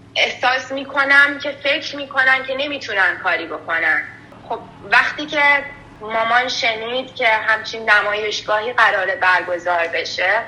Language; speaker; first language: Persian; native; Persian